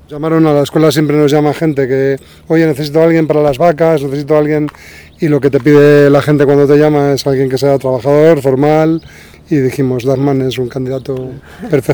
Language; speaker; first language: Spanish; native; Spanish